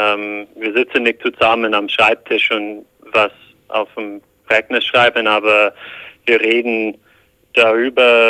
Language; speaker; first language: German; non-native, fluent; English